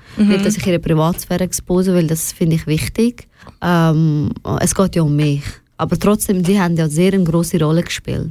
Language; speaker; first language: German; non-native, fluent; Persian